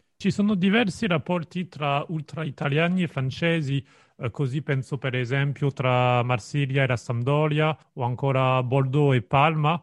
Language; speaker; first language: Italian; non-native, fluent; French